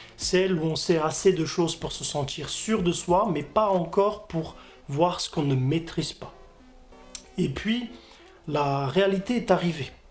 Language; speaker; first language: French; non-native, fluent; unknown